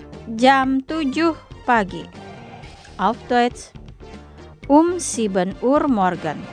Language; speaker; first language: German; non-native, fluent; Indonesian